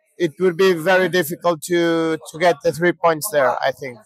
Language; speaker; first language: English; non-native, learner; Portuguese